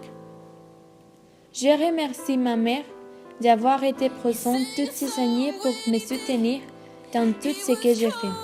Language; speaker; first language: French; non-native, learner; Spanish